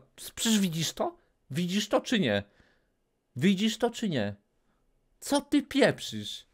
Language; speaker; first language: Polish; native; Polish